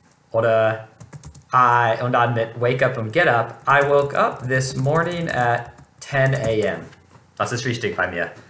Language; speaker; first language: German; non-native, fluent; English